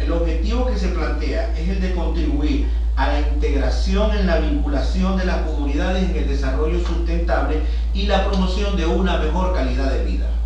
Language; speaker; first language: Spanish; native; Spanish